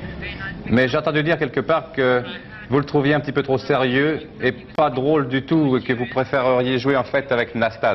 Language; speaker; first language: French; native; French